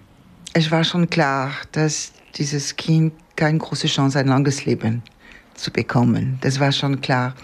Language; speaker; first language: German; non-native, fluent; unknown